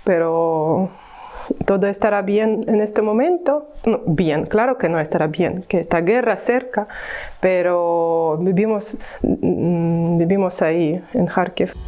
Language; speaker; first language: Spanish; non-native, learner; Ukrainian